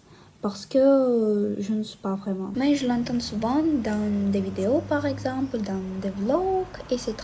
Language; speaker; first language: French; non-native, learner; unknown